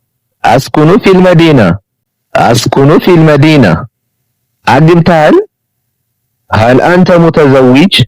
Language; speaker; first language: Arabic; non-native, fluent; Amharic